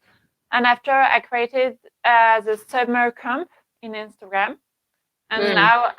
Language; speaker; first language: English; non-native, learner; French